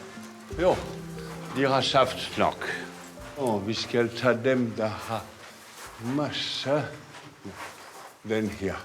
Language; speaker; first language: Danish; non-native, fluent; French